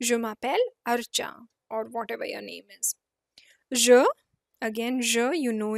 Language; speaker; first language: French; non-native, fluent; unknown